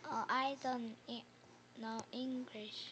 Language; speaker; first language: English; non-native, learner; Korean